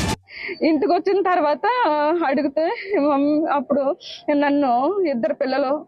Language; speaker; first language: Telugu; native; Telugu